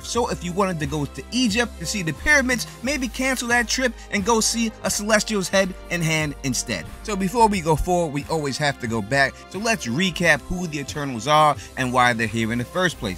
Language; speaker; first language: English; native; English